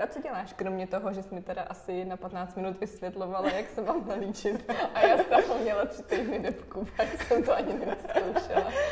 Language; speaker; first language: Czech; native; Czech